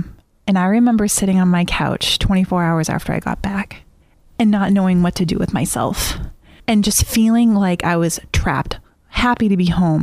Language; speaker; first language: English; native; English